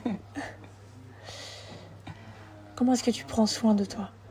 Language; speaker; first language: French; native; French